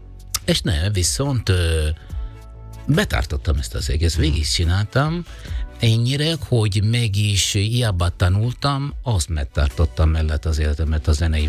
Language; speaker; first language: Hungarian; non-native, learner; Italian